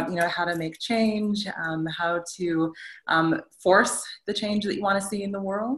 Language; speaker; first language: English; native; English